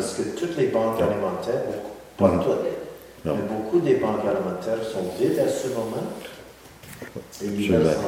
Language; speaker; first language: French; non-native, local second language; English